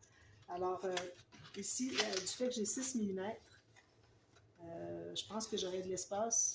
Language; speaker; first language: French; native; French